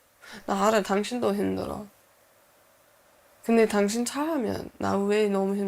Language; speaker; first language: Korean; non-native, learner; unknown